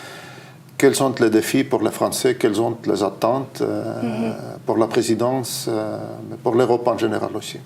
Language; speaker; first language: French; non-native, fluent; Estonian